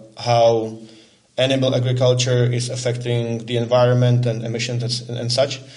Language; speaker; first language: English; non-native, fluent; Czech